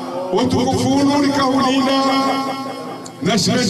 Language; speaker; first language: French; non-native, local second language; Comorian